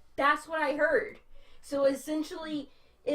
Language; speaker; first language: English; native; English